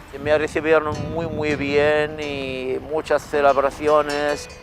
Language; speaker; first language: Spanish; non-native, fluent; Arabic